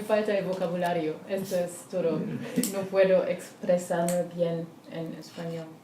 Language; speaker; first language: Spanish; non-native, learner; German